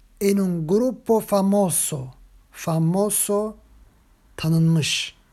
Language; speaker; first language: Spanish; non-native, fluent; Turkish